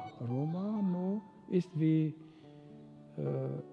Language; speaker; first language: German; non-native, fluent; Romany